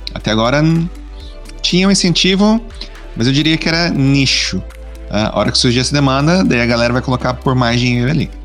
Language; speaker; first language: Portuguese; native; Portuguese